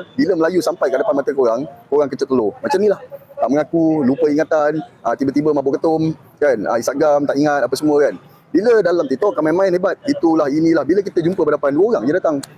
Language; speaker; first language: Malay; native; Malay